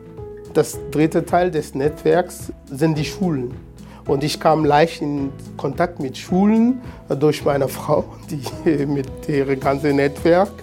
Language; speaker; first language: German; non-native, fluent; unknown